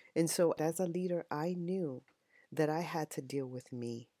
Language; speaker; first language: English; native; English